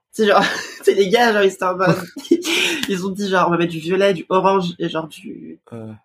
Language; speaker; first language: French; native; French